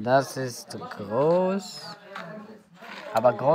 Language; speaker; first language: German; non-native, learner; Arabic